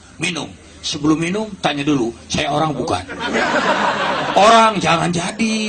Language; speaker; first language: Indonesian; non-native, local second language; Sundanese